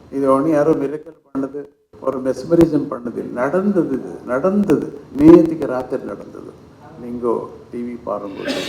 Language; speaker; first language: Tamil; non-native, fluent; Kannada